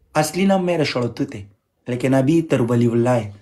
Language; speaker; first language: Urdu; non-native, learner; Pashto